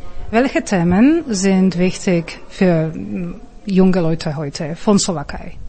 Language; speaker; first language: German; non-native, learner; Slovak